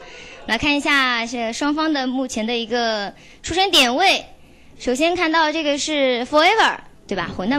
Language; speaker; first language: Chinese; native; Chinese